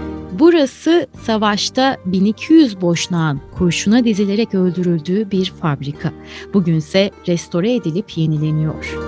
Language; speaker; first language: Turkish; native; Turkish